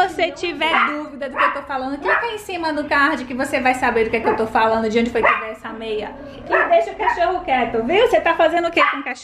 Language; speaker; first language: Portuguese; native; Portuguese